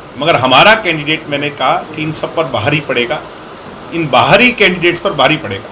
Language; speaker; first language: Hindi; native; Hindi